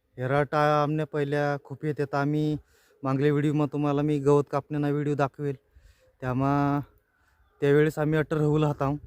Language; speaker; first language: Marathi; non-native, local second language; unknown